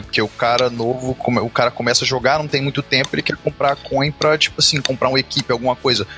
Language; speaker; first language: Portuguese; native; Portuguese